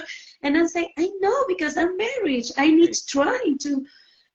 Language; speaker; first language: English; non-native, learner; Spanish